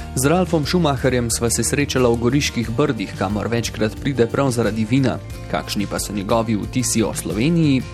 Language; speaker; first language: Slovenian; native; Slovenian